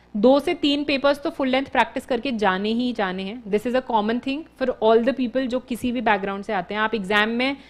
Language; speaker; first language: Hindi; native; Hindi